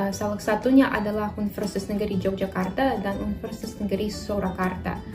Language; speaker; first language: Indonesian; non-native, fluent; Russian